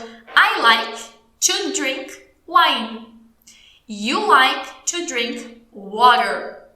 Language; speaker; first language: English; non-native, fluent; Portuguese